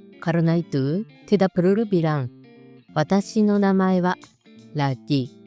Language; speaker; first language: Indonesian; non-native, fluent; Japanese